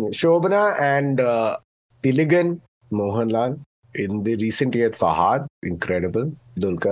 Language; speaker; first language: English; non-native, local second language; Malayalam